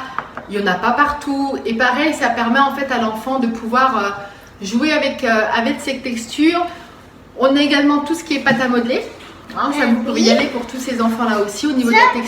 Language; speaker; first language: French; native; French